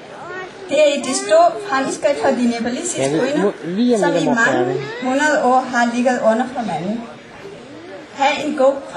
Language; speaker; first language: Danish; non-native, fluent; Nepali